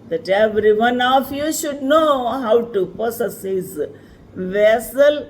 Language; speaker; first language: English; non-native, local second language; Telugu